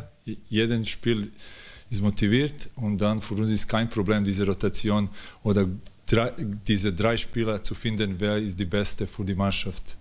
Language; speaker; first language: German; non-native, learner; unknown